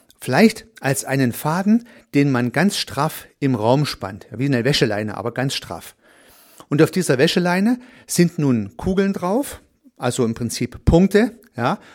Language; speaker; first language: German; native; German